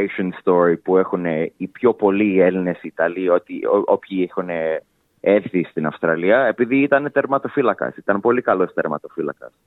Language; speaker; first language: Greek; early bilingual, heritage; English